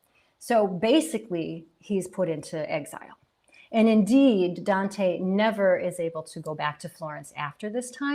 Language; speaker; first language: English; native; English